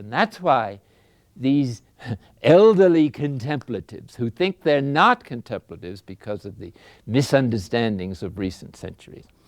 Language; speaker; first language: English; native; English